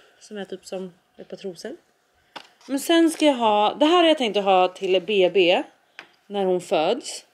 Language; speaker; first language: Swedish; native; Swedish